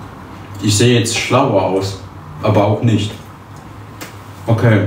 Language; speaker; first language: German; early bilingual, other home language; Polish